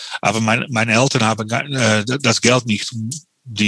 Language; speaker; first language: German; non-native, learner; Dutch